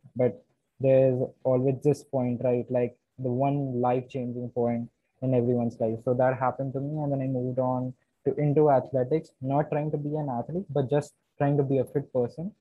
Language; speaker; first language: English; non-native, local second language; Hindi